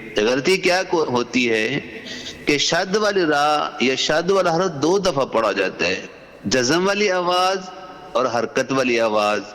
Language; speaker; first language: Urdu; non-native, local second language; Punjabi